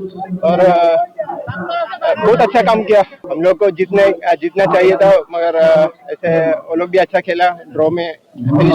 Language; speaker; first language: Hindi; non-native, local second language; Bangla